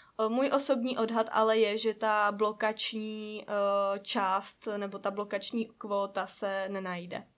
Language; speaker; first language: Czech; native; Czech